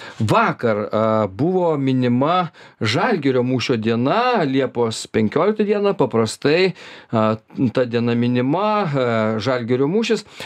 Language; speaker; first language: Lithuanian; native; Lithuanian